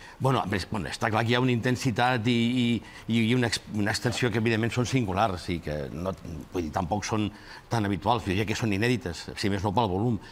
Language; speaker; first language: Catalan; non-native, local second language; Spanish